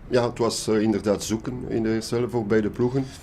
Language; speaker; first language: Dutch; non-native, local second language; French